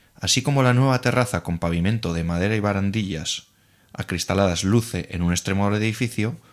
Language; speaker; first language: Spanish; non-native, local second language; Basque